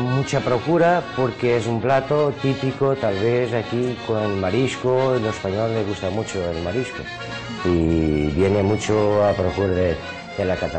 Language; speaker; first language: Spanish; non-native, learner; Portuguese